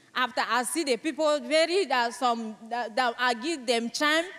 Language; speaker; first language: English; non-native, local second language; French